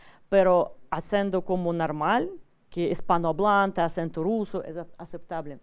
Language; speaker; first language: Spanish; non-native, learner; Russian